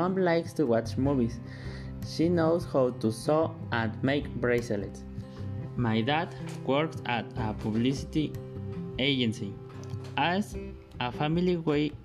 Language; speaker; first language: English; non-native, learner; Spanish